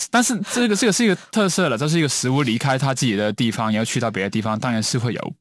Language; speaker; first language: Chinese; non-native, local second language; Cantonese